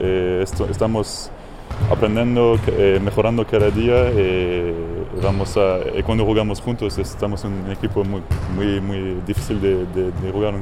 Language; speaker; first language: Spanish; non-native, fluent; French